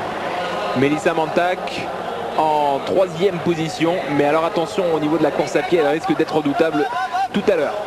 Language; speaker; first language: French; native; French